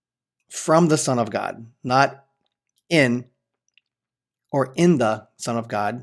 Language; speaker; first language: English; native; English